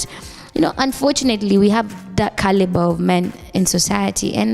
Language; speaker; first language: English; non-native, local second language; Swahili